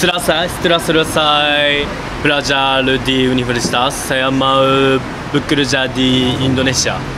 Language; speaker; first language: Indonesian; non-native, learner; Japanese